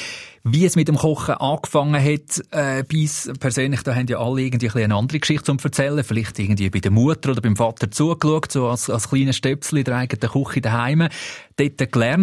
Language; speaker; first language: German; native; German